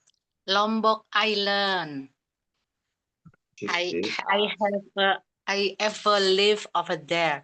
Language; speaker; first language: English; non-native, learner; Indonesian